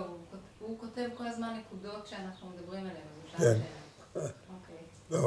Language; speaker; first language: Hebrew; native; Hebrew